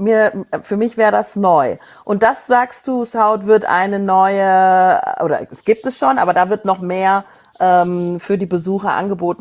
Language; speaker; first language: German; native; German